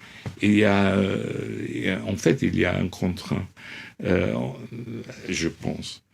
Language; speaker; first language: French; non-native, fluent; English